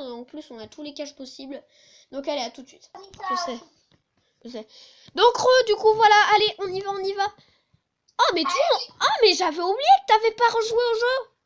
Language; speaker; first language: French; native; French